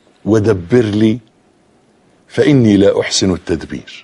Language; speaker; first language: Arabic; native; Arabic